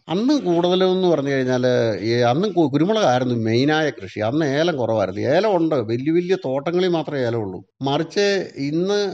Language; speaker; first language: Malayalam; native; Malayalam